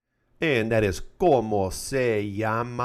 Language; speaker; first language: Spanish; non-native, fluent; English